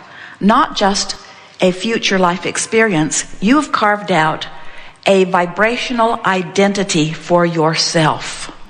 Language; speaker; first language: English; native; English